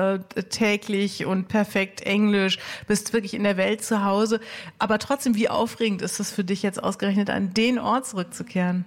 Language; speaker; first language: German; native; German